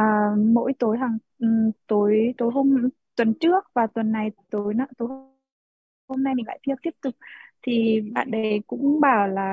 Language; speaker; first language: Vietnamese; early bilingual, heritage; Vietnamese